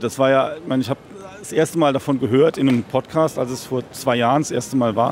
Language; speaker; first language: German; native; German